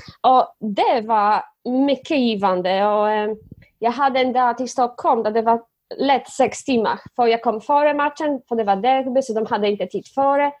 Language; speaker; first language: Swedish; non-native, fluent; Polish